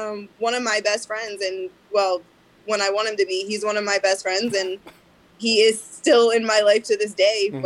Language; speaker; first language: English; native; English